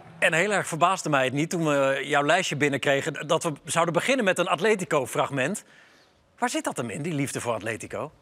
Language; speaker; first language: Dutch; native; Dutch